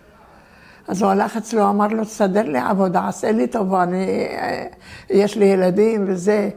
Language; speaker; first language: Hebrew; early bilingual, other home language; Turkish